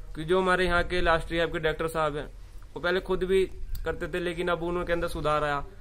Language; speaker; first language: Hindi; native; Hindi